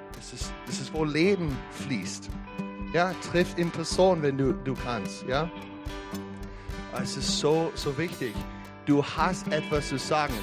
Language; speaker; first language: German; non-native, fluent; English